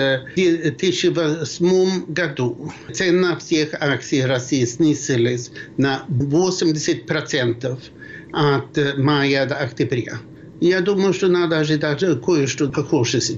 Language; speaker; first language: Russian; non-native, fluent; Swedish